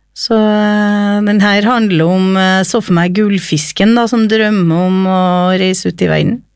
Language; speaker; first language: Norwegian; native; Norwegian